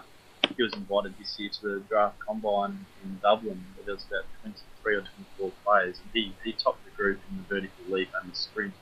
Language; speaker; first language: English; native; English